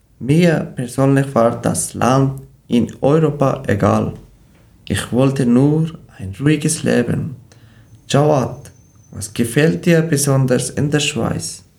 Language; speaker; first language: German; non-native, learner; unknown